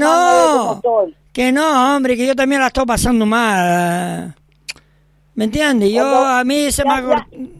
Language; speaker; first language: Spanish; native; Spanish